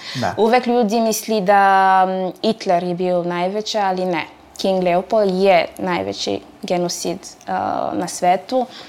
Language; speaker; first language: Serbian; non-native, fluent; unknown